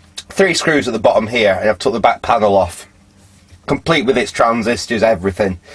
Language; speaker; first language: English; native; English